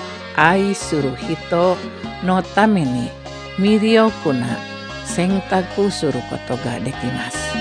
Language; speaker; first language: Japanese; non-native, fluent; Indonesian